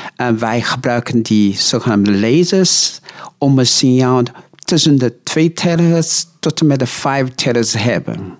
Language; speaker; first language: Dutch; non-native, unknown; Chinese